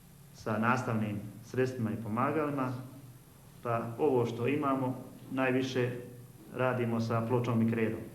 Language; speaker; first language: Bosnian; native; Bosnian